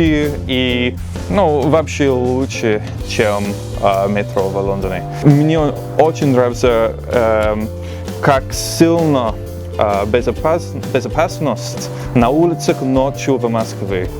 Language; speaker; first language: Russian; non-native, learner; English